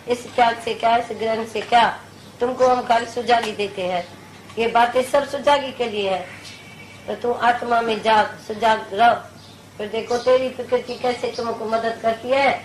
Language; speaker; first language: Hindi; non-native, local second language; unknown